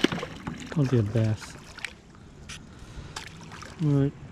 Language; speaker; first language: English; native; English